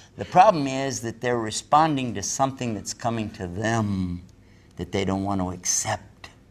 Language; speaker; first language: English; native; English